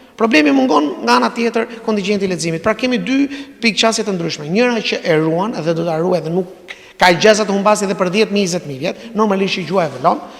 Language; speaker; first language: Albanian; non-native, local second language; Romany